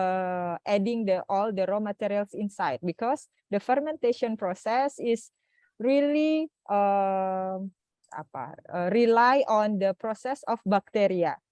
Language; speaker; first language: English; non-native, fluent; Indonesian